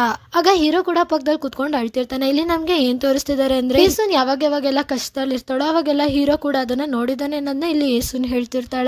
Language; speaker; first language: Kannada; native; Kannada